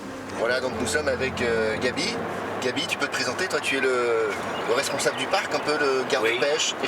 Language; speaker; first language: French; native; French